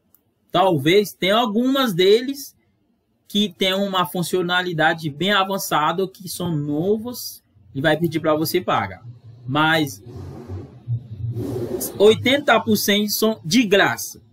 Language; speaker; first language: Portuguese; non-native, fluent; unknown